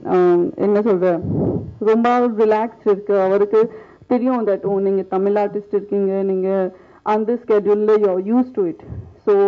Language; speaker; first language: Tamil; non-native, learner; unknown